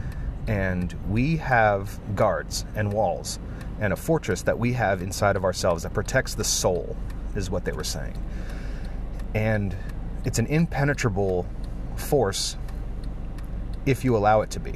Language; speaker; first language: English; native; English